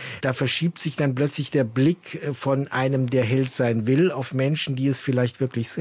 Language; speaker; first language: German; native; German